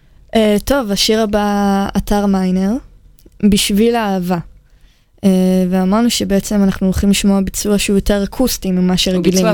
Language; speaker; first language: Hebrew; native; Hebrew